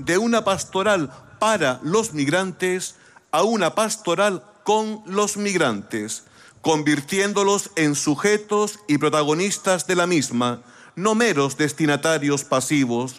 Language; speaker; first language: Spanish; native; Spanish